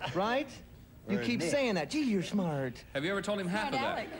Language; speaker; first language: English; native; English